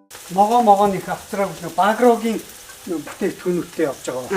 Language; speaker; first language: Mongolian; native; Mongolian